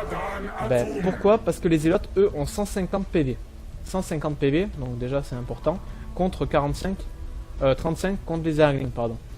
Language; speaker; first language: French; native; French